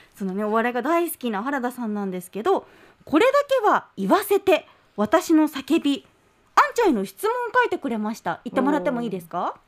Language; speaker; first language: Japanese; non-native, fluent; English